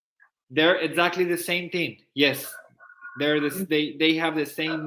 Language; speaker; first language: English; non-native, fluent; Spanish